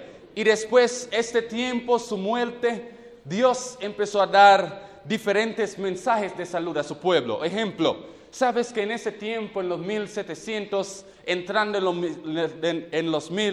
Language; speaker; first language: Spanish; non-native, fluent; English